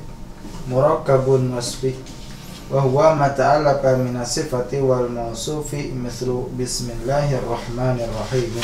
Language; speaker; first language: Arabic; non-native, learner; Indonesian